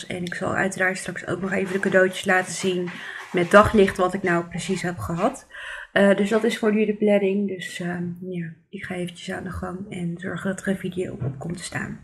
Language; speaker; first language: Dutch; native; Dutch